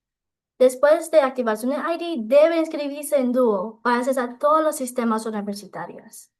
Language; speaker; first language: Spanish; non-native, local second language; English